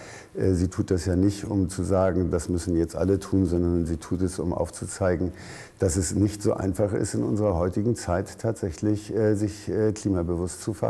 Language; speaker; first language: German; native; German